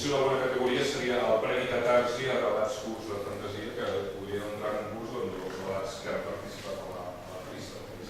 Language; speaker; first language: Catalan; native; Catalan